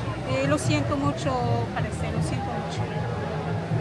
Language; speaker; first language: Spanish; non-native, learner; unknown